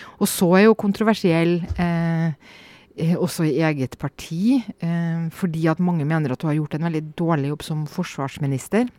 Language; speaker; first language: Norwegian; native; Norwegian